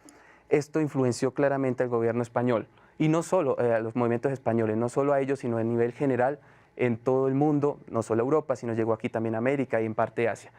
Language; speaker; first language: Spanish; native; Spanish